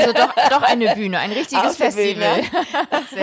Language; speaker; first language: German; native; German